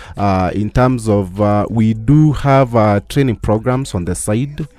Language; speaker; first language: English; non-native, local second language; Meru